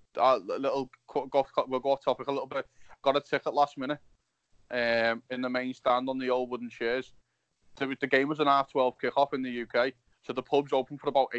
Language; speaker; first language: English; native; English